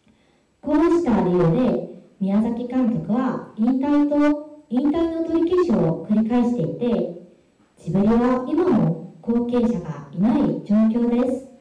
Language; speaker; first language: Japanese; non-native, fluent; Korean